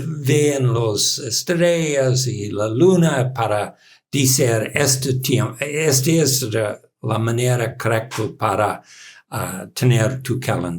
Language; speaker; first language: Spanish; non-native, learner; English